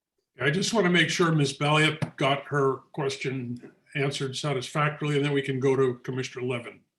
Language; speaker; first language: English; native; English